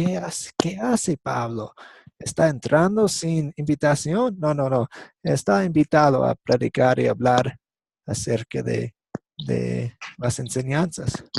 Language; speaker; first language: Spanish; non-native, fluent; English